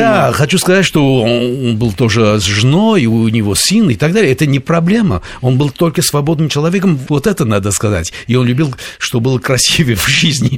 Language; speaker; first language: Russian; non-native, fluent; Armenian